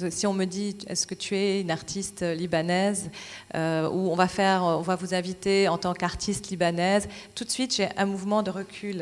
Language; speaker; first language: French; non-native, local second language; Arabic